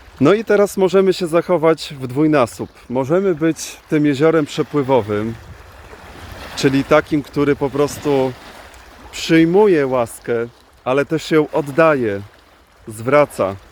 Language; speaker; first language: Polish; native; Polish